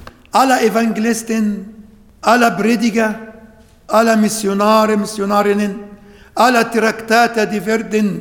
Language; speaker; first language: German; non-native, learner; Arabic